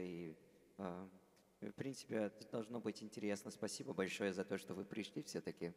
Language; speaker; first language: Russian; non-native, fluent; English